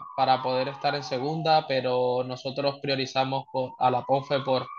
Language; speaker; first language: Spanish; native; Spanish